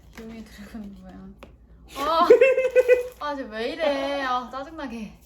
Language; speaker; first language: Korean; native; Korean